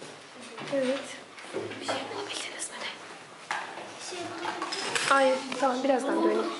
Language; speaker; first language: Turkish; native; Turkish